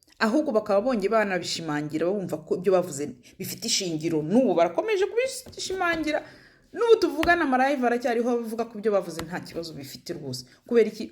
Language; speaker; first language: Kinyarwanda; native; Kinyarwanda